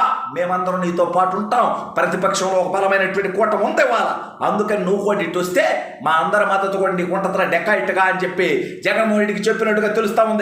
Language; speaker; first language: Telugu; native; Telugu